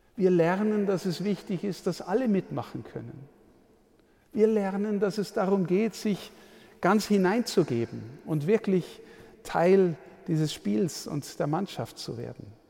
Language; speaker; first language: German; native; German